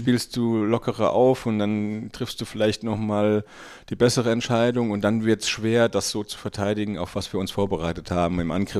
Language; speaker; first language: German; native; German